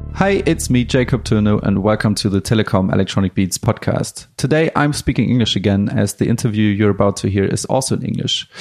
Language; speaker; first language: English; non-native, fluent; German